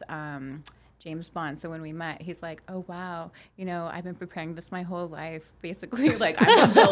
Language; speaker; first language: English; non-native, fluent; Polish